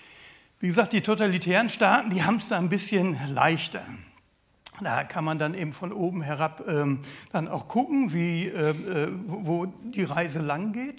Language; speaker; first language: German; native; German